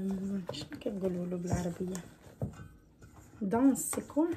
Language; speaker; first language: Arabic; native; Arabic